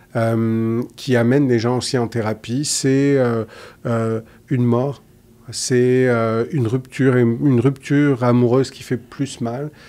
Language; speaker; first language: French; native; French